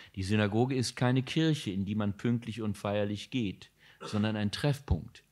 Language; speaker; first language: German; native; German